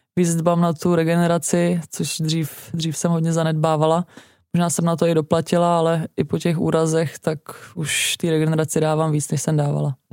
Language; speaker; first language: Czech; native; Czech